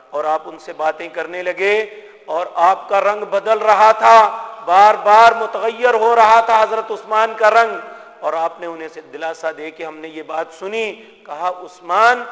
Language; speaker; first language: Urdu; non-native, local second language; Punjabi